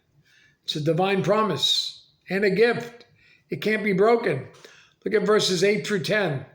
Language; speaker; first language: English; native; English